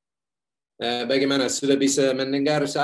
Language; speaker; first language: Indonesian; non-native, learner; English